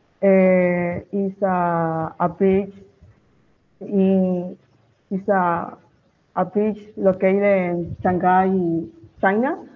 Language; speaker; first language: English; non-native, learner; Spanish